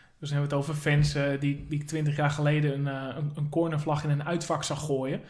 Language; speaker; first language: Dutch; native; Dutch